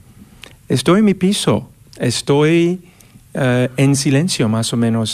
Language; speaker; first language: Spanish; non-native, fluent; English